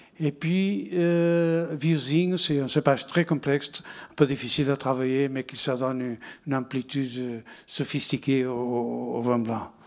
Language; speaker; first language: French; non-native, fluent; Portuguese